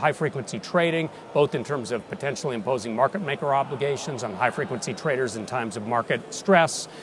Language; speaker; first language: English; native; English